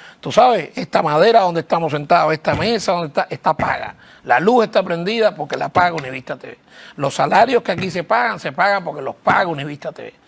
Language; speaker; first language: Spanish; native; Spanish